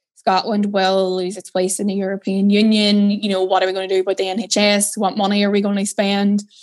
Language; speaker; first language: English; native; English